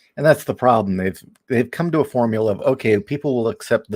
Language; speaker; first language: English; native; English